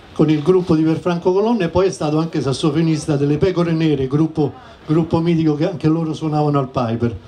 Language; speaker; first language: Italian; native; Italian